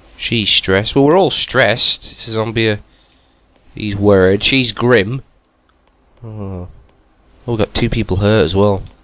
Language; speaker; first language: English; native; English